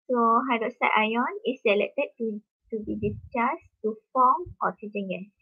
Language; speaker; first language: English; non-native, local second language; Malay